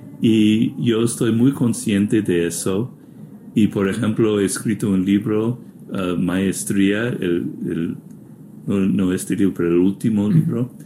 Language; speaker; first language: Spanish; non-native, fluent; English